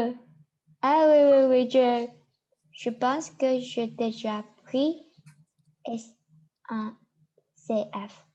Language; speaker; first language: French; non-native, learner; Chinese